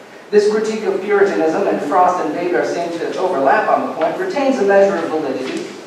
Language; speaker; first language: English; native; English